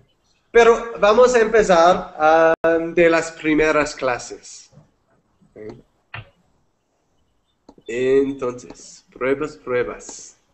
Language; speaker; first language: Spanish; non-native, fluent; English